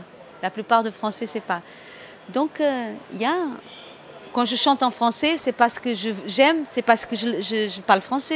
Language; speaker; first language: French; non-native, fluent; Portuguese